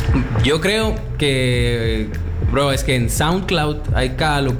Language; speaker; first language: Spanish; native; Spanish